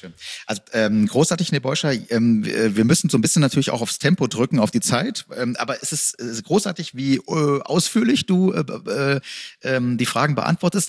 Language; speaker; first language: German; native; German